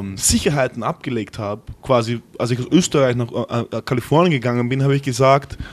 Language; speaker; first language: German; native; German